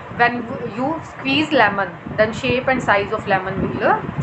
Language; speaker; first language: English; non-native, local second language; Hindi